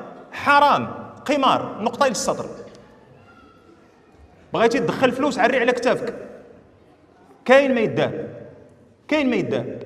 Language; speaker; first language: Arabic; native; Arabic